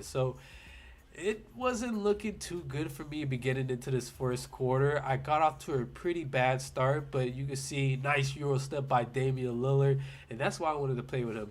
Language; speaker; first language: English; native; English